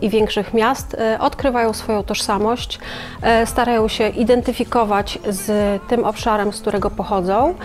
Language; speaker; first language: Polish; native; Polish